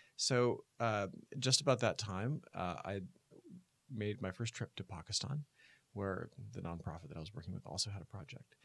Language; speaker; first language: English; native; English